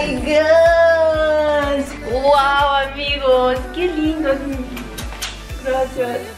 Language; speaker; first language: Spanish; non-native, fluent; Russian